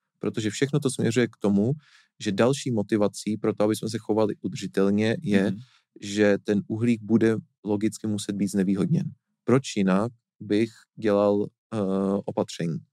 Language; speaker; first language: Czech; native; Czech